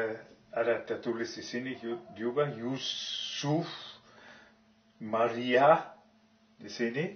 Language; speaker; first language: Indonesian; non-native, fluent; German